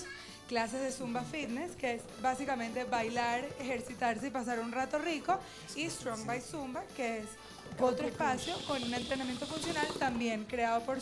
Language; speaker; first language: Spanish; native; Spanish